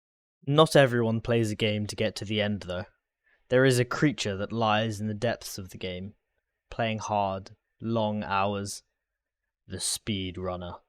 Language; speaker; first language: English; native; English